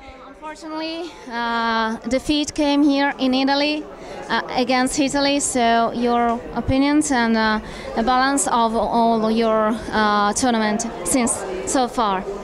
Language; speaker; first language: English; non-native, fluent; Italian